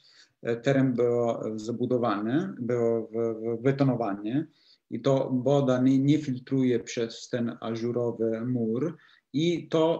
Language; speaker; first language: Polish; non-native, learner; Italian